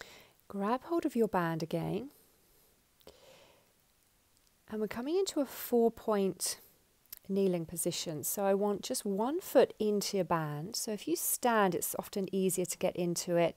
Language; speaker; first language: English; native; English